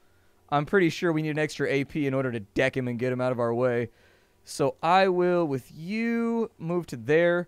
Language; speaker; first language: English; native; English